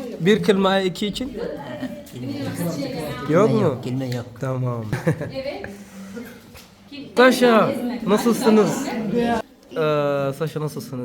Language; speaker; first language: Turkish; non-native, learner; Arabic